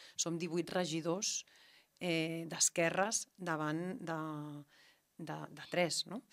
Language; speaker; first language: Catalan; native; Catalan